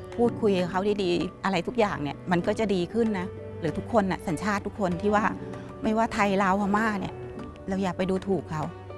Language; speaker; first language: Thai; native; Thai